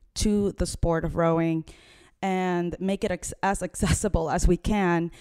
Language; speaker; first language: English; early bilingual, other home language; Spanish